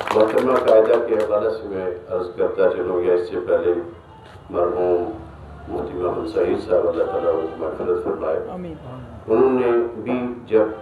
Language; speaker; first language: Urdu; non-native, local second language; Kashmiri